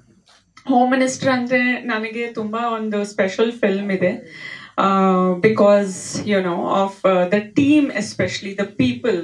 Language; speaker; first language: Kannada; non-native, learner; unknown